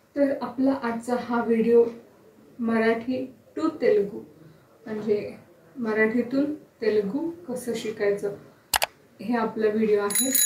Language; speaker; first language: Marathi; non-native, local second language; Kannada